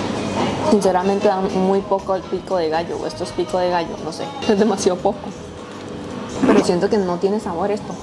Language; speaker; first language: Spanish; native; Spanish